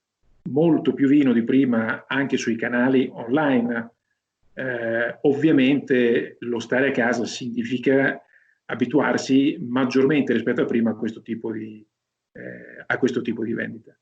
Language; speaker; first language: Italian; native; Italian